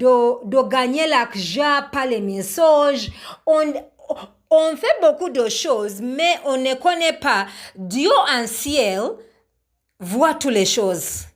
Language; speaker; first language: French; non-native, learner; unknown